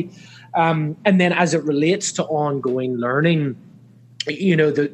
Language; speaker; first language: English; native; English